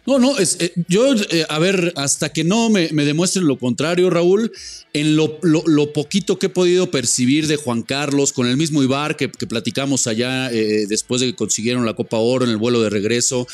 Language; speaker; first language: Spanish; native; Spanish